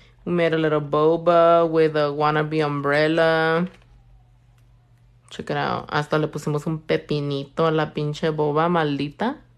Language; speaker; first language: English; early bilingual, other home language; Spanish